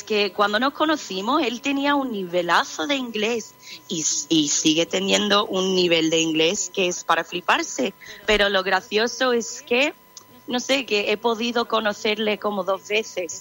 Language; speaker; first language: Spanish; non-native, fluent; English